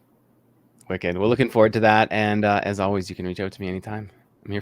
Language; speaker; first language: English; native; English